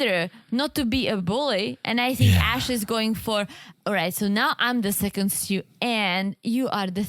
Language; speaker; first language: English; native; English